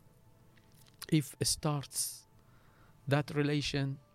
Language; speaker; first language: English; non-native, learner; Arabic